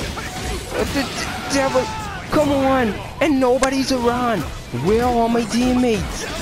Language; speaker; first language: English; native; English